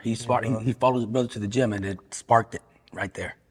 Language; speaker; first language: English; early bilingual, other home language; Spanish